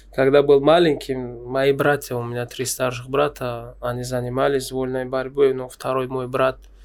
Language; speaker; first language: Russian; non-native, local second language; Tajik